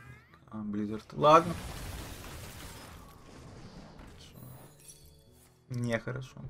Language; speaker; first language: Russian; native; Russian